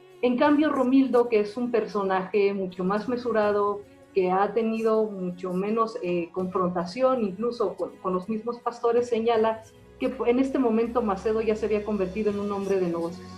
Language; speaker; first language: Spanish; native; Spanish